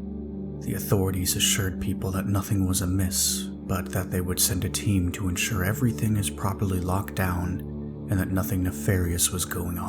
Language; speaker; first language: English; native; English